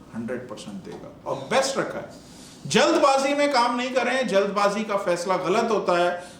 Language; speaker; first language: Urdu; non-native, local second language; Punjabi